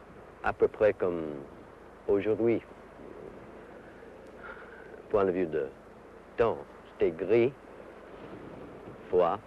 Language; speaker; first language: French; non-native, fluent; English